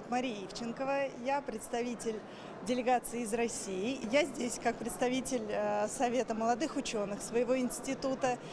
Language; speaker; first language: Russian; native; Russian